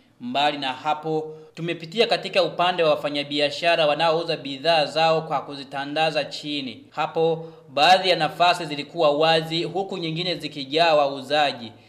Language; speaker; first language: Swahili; non-native, local second language; Rundi